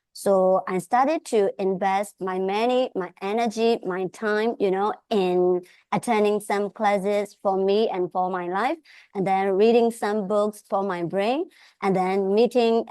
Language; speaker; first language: English; non-native, fluent; Burmese